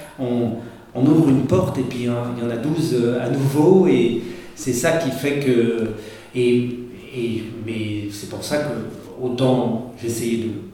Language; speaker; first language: French; native; French